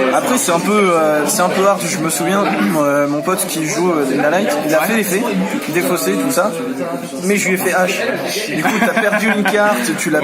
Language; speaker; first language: French; native; French